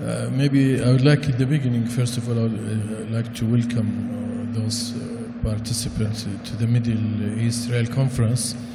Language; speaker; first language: English; non-native, fluent; Arabic